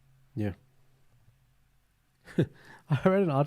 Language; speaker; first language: English; early bilingual, other home language; Punjabi